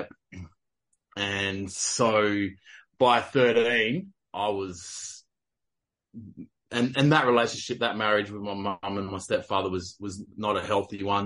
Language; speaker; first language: English; native; English